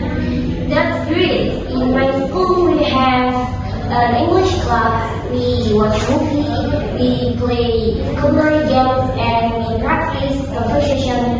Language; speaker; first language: English; non-native, learner; Indonesian